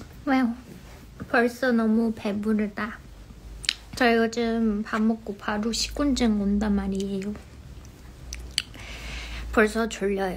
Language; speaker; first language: Korean; non-native, fluent; Chinese